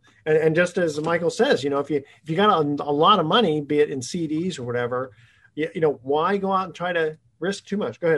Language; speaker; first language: English; native; English